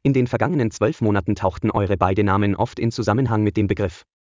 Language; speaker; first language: German; native; German